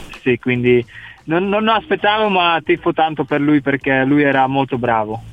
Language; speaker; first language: Italian; non-native, learner; Czech